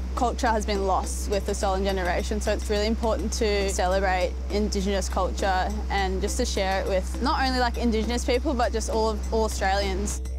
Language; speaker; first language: English; native; English